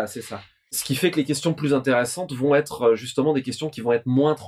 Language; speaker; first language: French; native; French